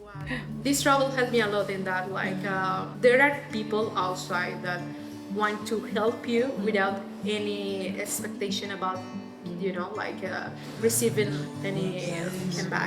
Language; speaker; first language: English; non-native, fluent; Spanish